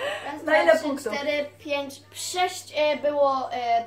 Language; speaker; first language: Polish; early bilingual, heritage; Polish